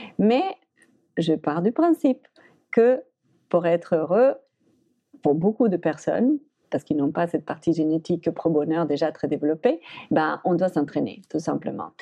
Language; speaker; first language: French; non-native, fluent; Spanish